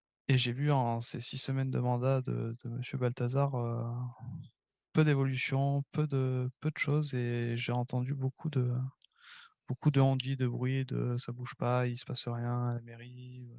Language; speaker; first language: French; native; French